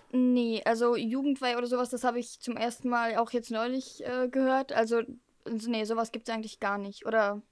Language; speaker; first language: German; early bilingual, heritage; German